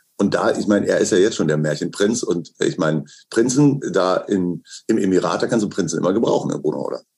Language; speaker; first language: German; native; German